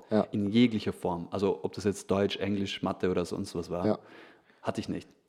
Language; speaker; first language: German; native; German